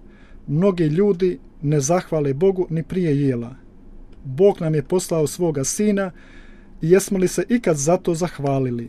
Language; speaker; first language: Croatian; native; Croatian